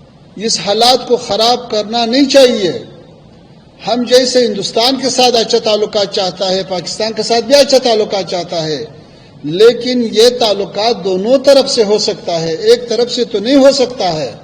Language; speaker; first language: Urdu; non-native, fluent; Pashto